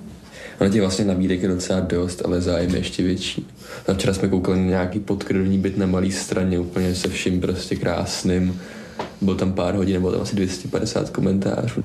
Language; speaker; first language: Czech; native; Czech